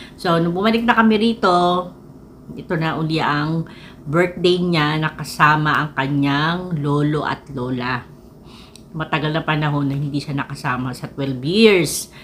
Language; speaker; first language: Filipino; native; Filipino